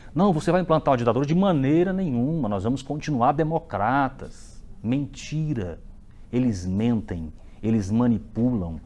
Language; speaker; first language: Portuguese; native; Portuguese